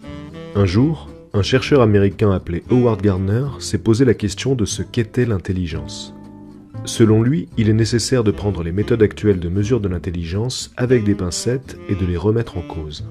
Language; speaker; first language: French; native; French